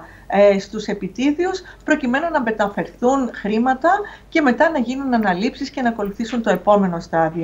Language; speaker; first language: Greek; native; Greek